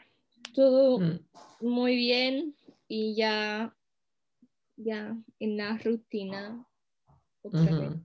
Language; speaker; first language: Spanish; non-native, fluent; English